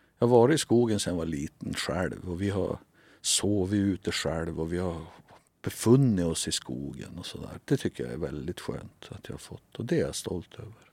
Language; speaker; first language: Swedish; native; Swedish